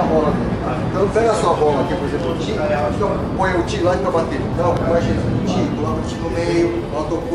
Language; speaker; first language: Portuguese; native; Portuguese